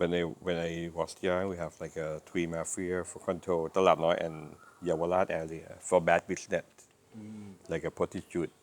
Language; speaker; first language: English; non-native, learner; Thai